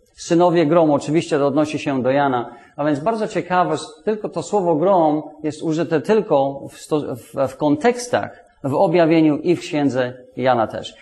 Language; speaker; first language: Polish; non-native, fluent; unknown